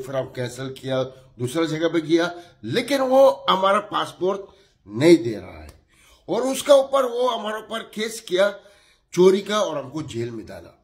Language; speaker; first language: Hindi; non-native, learner; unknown